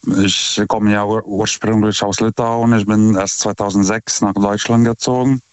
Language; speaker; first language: German; non-native, fluent; Lithuanian